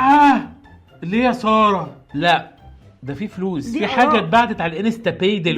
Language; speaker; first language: Arabic; native; Arabic